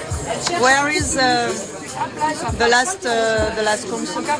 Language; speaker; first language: English; non-native, learner; French